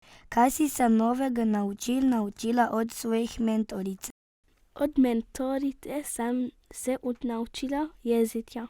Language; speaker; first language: Slovenian; early bilingual, other home language; Arabic